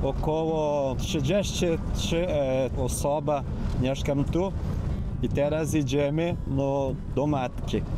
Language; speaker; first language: Polish; early bilingual, heritage; Polish